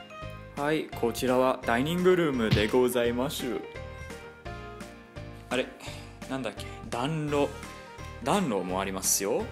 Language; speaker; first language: Japanese; non-native, fluent; English